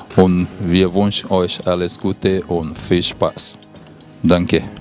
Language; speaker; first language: German; non-native, learner; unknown